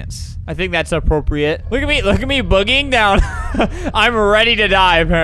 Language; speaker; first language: English; native; English